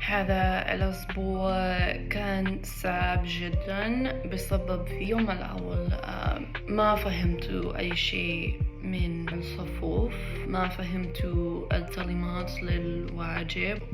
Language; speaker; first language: Arabic; non-native, learner; English